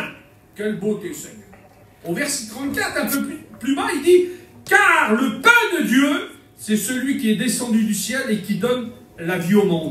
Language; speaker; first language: French; native; French